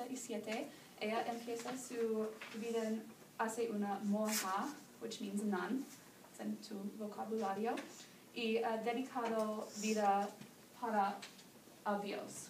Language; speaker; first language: Spanish; non-native, learner; English